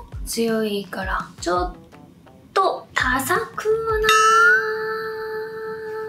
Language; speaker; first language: Japanese; non-native, fluent; Korean